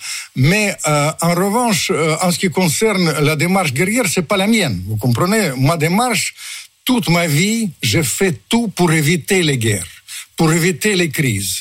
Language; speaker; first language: French; non-native, fluent; Russian